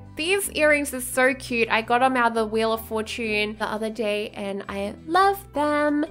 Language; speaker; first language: English; native; English